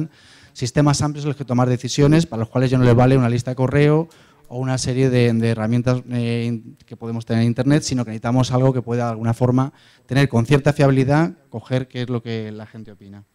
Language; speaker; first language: Spanish; native; Spanish